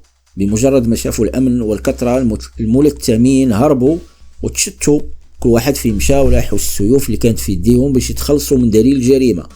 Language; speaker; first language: Arabic; native; Arabic